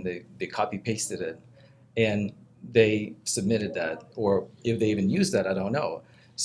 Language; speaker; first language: English; non-native, fluent; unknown